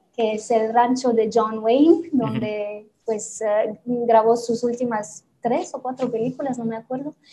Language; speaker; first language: Spanish; non-native, fluent; Romanian